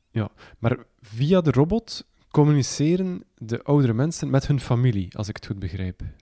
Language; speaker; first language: Dutch; native; Dutch